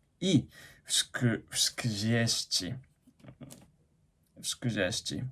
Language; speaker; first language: Polish; non-native, fluent; Japanese